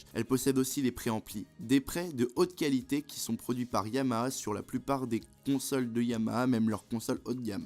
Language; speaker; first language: French; native; French